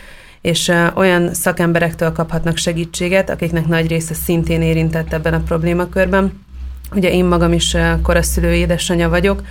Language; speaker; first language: Hungarian; native; Hungarian